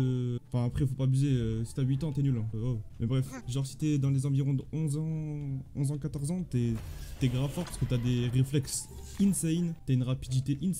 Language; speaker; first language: French; native; French